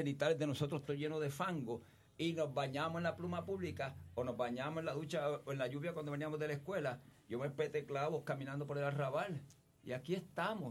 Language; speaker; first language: Spanish; native; Spanish